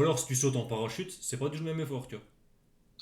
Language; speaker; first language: French; native; French